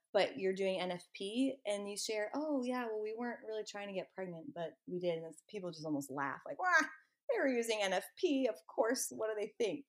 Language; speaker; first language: English; native; English